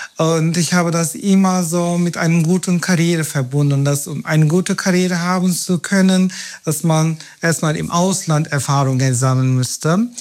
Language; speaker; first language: German; non-native, fluent; Turkish